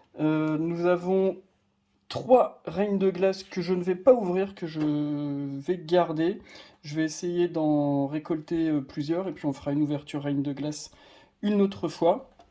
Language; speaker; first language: French; native; French